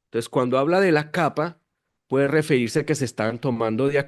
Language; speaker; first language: Spanish; native; Spanish